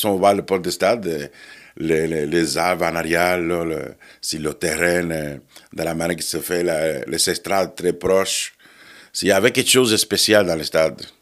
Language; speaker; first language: French; non-native, fluent; Spanish